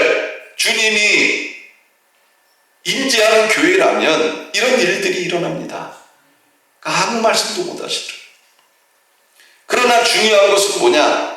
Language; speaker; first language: Korean; native; Korean